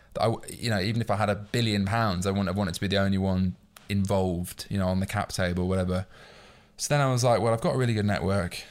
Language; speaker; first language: English; native; English